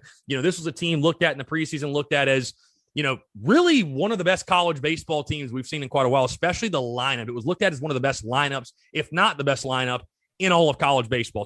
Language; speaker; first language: English; native; English